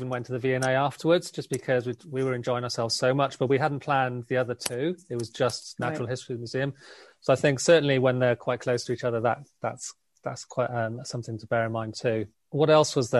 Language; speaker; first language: English; native; English